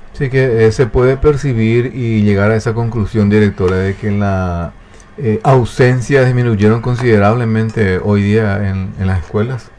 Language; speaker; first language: Spanish; native; Spanish